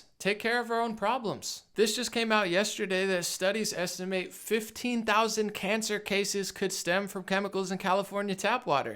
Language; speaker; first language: English; native; English